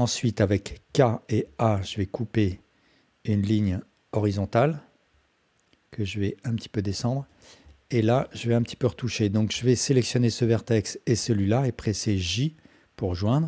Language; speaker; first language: French; native; French